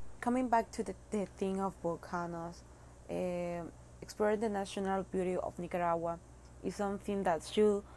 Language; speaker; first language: English; non-native, learner; Spanish